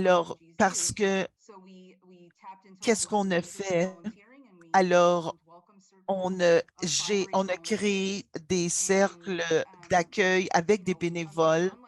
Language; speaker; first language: French; non-native, local second language; English